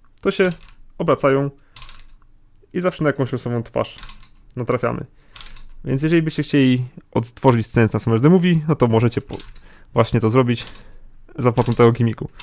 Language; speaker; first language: Polish; native; Polish